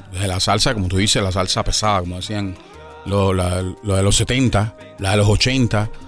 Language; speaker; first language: Spanish; native; Spanish